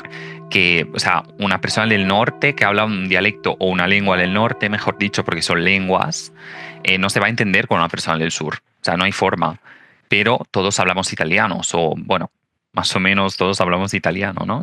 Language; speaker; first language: Spanish; non-native, fluent; Italian